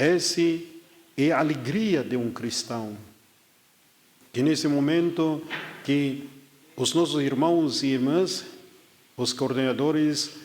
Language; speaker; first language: Portuguese; non-native, fluent; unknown